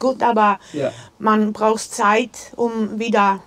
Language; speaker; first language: German; non-native, learner; Dutch